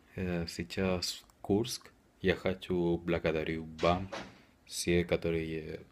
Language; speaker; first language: Russian; non-native, learner; Spanish